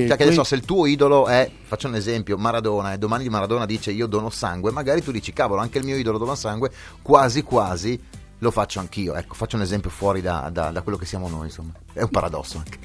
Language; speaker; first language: Italian; native; Italian